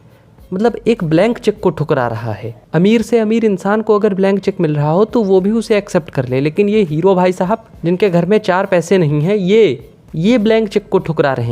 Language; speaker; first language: Hindi; native; Hindi